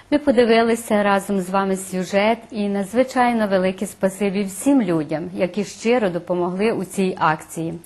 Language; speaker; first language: Ukrainian; early bilingual, heritage; Ukrainian